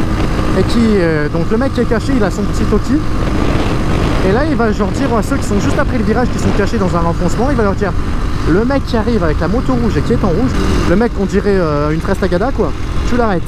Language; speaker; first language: French; native; French